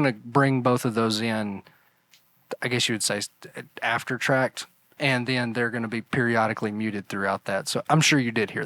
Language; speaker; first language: English; native; English